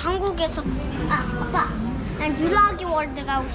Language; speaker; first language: Korean; early bilingual, heritage; Korean